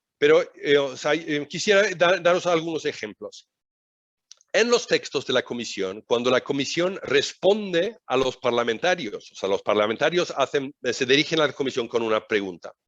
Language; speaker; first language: Spanish; non-native, fluent; Swedish